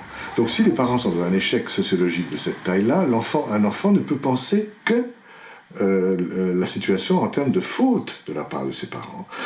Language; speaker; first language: French; native; French